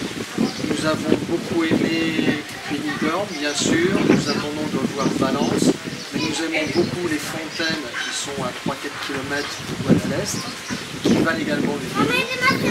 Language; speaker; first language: French; native; French